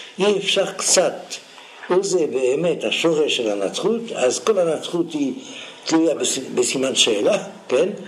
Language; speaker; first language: Hebrew; non-native, fluent; French